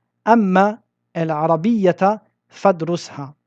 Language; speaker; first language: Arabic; non-native, fluent; French